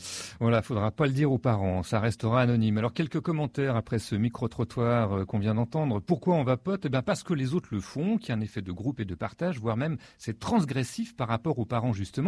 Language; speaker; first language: French; native; French